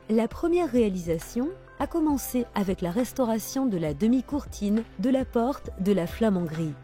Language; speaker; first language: French; native; French